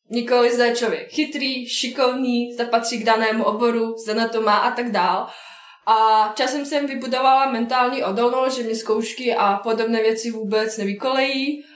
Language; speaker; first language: Czech; non-native, fluent; Bosnian